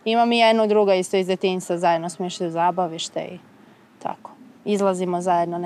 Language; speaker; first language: Serbian; native; Serbian